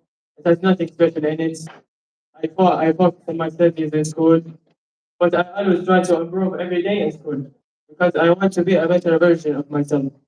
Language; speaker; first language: English; non-native, learner; Arabic